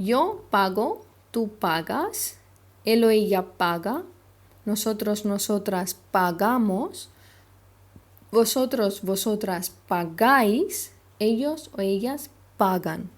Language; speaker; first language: Spanish; non-native, fluent; Hindi